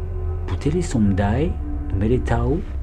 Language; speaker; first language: Romanian; non-native, learner; French